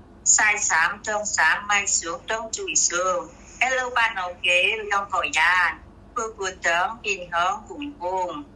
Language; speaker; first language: Cantonese; non-native, learner; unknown